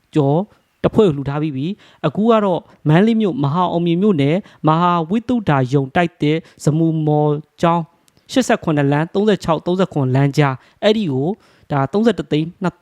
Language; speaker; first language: Burmese; native; Burmese